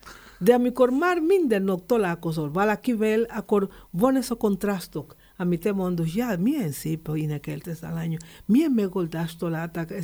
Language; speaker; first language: Hungarian; non-native, fluent; Spanish